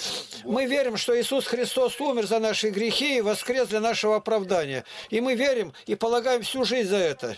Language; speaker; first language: Russian; native; Russian